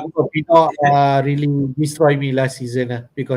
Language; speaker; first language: English; non-native, local second language; Malay